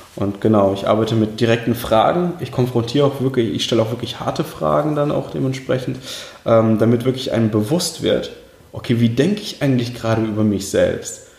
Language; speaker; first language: German; early bilingual, other home language; Russian